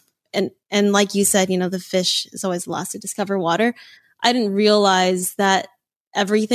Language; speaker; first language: English; native; English